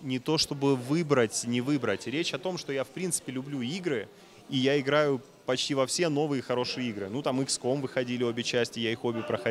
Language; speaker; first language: Russian; native; Russian